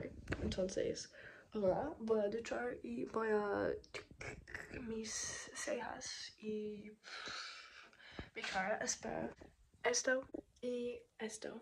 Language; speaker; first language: Spanish; non-native, learner; English